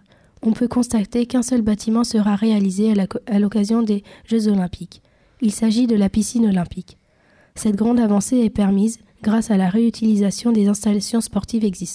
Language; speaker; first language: French; native; French